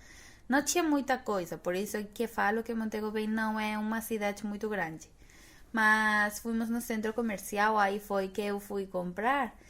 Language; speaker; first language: Portuguese; non-native, fluent; Spanish